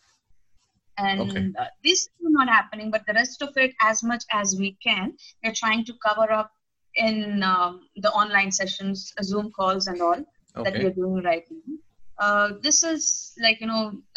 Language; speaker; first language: English; non-native, local second language; Telugu